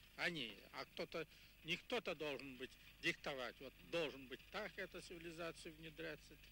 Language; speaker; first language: Russian; non-native, local second language; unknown